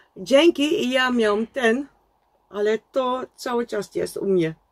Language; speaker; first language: Polish; non-native, learner; Dutch